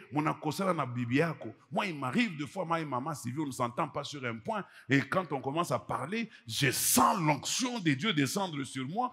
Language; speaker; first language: French; native; French